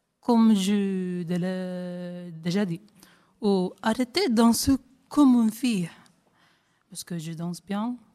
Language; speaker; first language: French; non-native, learner; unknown